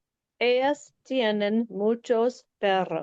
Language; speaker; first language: Spanish; non-native, learner; English